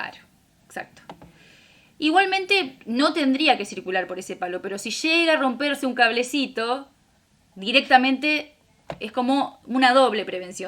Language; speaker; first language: Spanish; native; Spanish